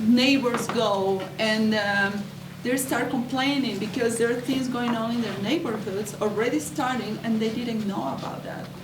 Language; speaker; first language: English; non-native, fluent; Spanish